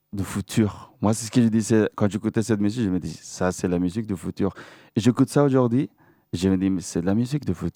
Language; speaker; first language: French; non-native, fluent; Spanish